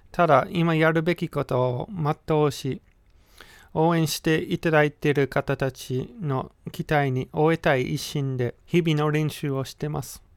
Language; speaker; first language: Japanese; non-native, fluent; English